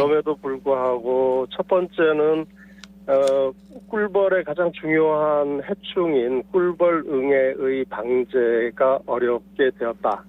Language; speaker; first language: Korean; native; Korean